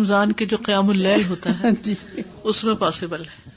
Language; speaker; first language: Urdu; native; Urdu